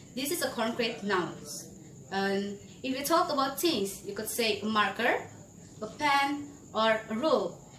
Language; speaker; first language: English; non-native, learner; Indonesian